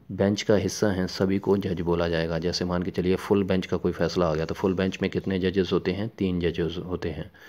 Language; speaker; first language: Hindi; non-native, local second language; Punjabi